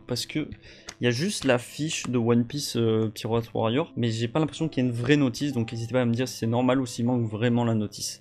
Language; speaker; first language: French; native; French